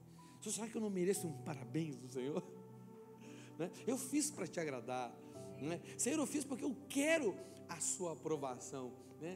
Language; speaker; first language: Portuguese; native; Portuguese